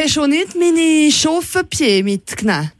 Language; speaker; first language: German; non-native, local second language; French